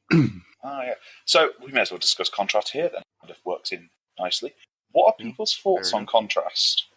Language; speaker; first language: English; native; English